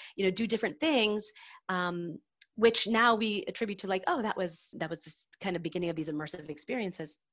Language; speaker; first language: English; native; English